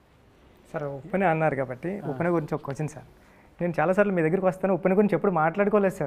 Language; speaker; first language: Telugu; native; Telugu